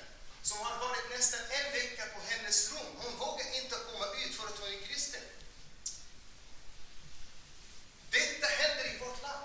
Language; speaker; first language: Swedish; non-native, fluent; Arabic